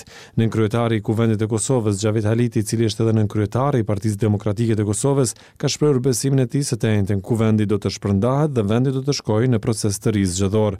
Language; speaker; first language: Albanian; native; Albanian